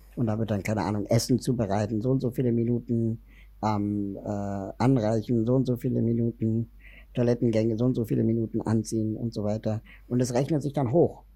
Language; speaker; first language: German; native; German